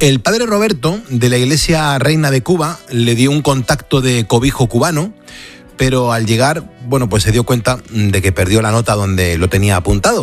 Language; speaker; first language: Spanish; native; Spanish